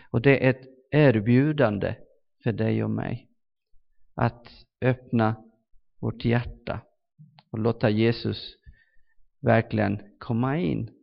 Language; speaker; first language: Swedish; non-native, fluent; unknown